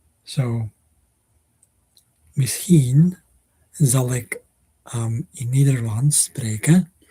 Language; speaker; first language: Dutch; non-native, learner; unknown